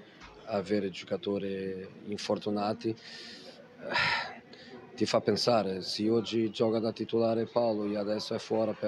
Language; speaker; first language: Italian; non-native, fluent; Portuguese